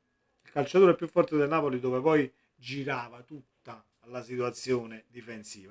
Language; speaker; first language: Italian; native; Italian